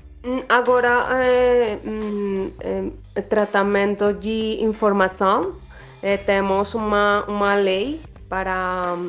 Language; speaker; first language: Portuguese; non-native, learner; Spanish